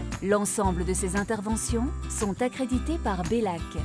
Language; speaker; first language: French; native; French